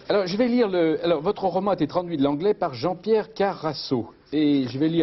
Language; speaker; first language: French; native; French